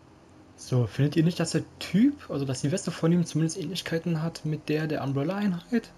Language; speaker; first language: German; native; German